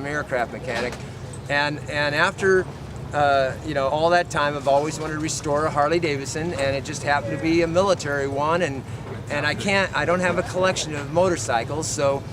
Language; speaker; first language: English; native; English